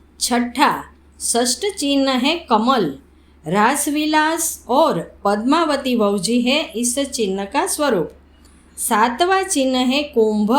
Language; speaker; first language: Hindi; non-native, local second language; Gujarati